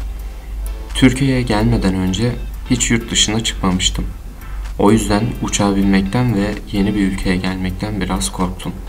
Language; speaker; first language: Turkish; non-native, learner; French